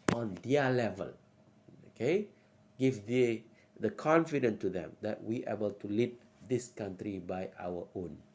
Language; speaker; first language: English; non-native, local second language; Malay